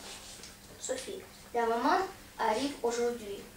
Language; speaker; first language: French; non-native, learner; Russian